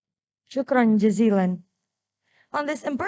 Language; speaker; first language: English; non-native, learner; Indonesian